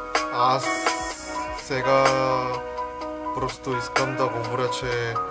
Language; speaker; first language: Bulgarian; non-native, learner; Korean